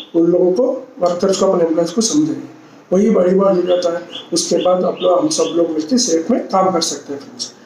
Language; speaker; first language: Hindi; non-native, local second language; Telugu